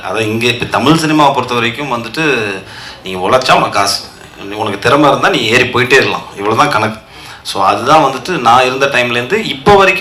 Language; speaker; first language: Tamil; native; Tamil